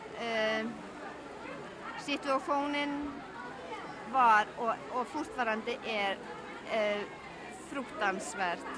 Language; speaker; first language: Swedish; non-native, learner; Icelandic